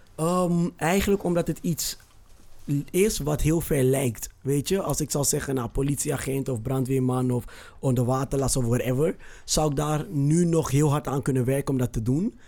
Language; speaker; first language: Dutch; early bilingual, other home language; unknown